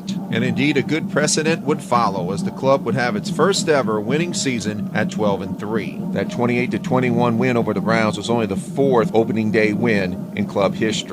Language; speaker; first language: English; native; English